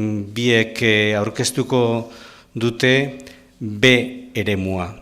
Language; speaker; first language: Basque; native; Basque